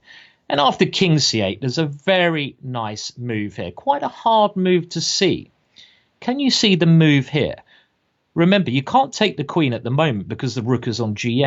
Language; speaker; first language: English; native; English